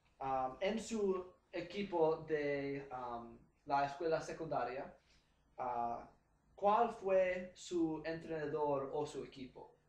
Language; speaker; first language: Spanish; non-native, learner; English